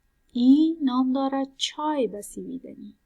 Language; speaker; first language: Persian; native; Persian